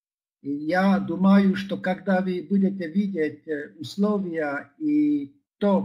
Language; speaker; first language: Russian; non-native, fluent; Czech